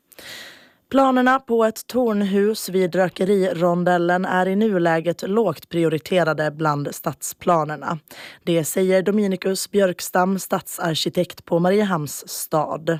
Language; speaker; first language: Swedish; native; Swedish